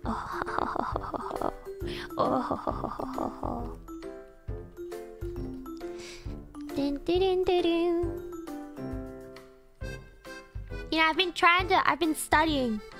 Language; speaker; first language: English; native; English